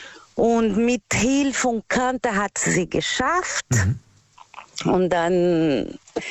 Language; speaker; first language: German; non-native, learner; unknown